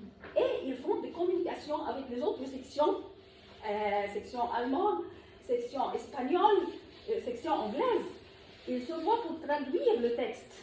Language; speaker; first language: French; non-native, fluent; Arabic